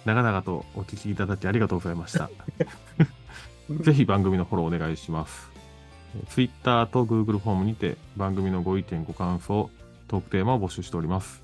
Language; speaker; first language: Japanese; native; Japanese